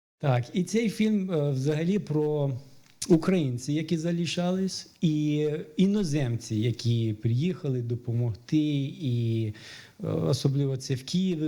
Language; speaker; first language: Ukrainian; non-native, fluent; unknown